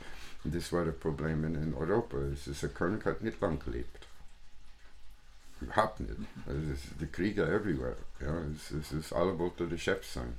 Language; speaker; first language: German; non-native, fluent; English